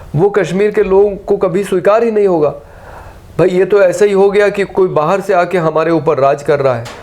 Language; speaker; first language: Hindi; native; Hindi